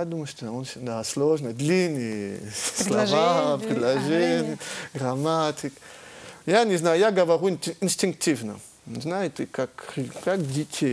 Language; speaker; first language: Russian; early bilingual, heritage; French